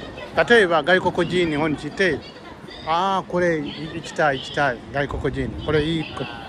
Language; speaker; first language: Japanese; non-native, learner; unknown